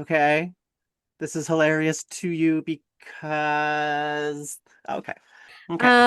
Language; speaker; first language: English; native; English